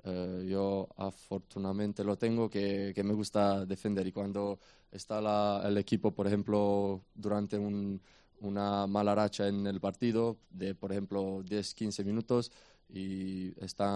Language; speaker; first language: Spanish; non-native, fluent; Romanian